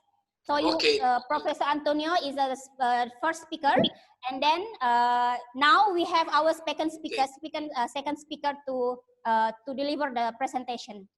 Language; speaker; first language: English; non-native, learner; Indonesian